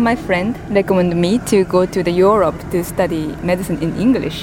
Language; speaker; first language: English; non-native, fluent; Japanese